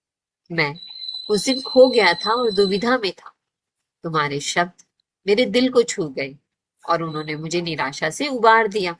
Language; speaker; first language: Hindi; native; Hindi